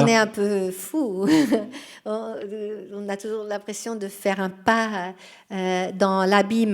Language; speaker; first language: French; non-native, fluent; Portuguese